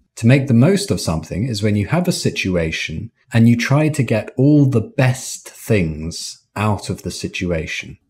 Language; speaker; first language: English; native; English